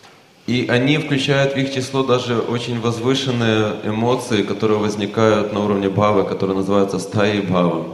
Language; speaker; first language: Russian; native; Russian